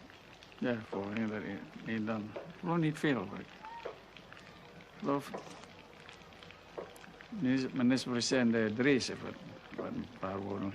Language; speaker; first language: Dutch; non-native, local second language; Minangkabau